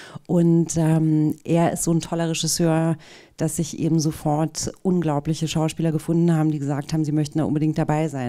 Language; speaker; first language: German; native; German